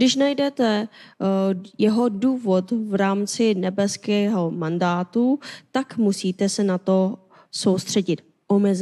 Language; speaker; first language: Czech; non-native, fluent; Korean